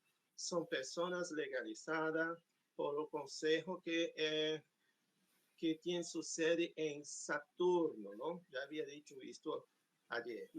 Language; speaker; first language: Spanish; non-native, fluent; Portuguese